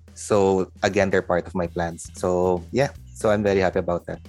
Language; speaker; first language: English; non-native, local second language; Filipino